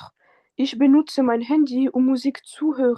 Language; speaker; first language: German; non-native, fluent; French